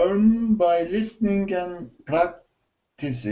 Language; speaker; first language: English; non-native, learner; Turkish